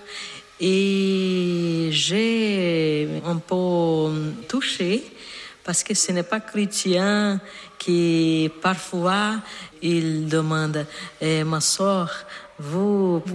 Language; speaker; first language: French; non-native, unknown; Portuguese